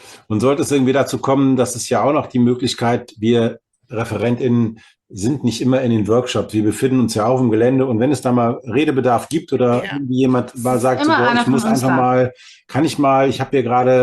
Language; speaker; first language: German; native; German